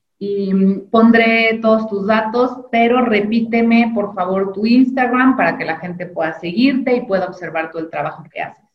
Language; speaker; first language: Spanish; native; Spanish